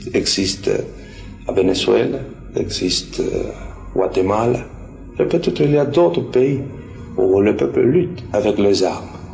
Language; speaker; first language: French; non-native, fluent; Spanish